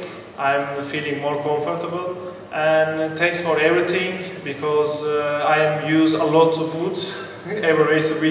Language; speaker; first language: English; non-native, learner; Turkish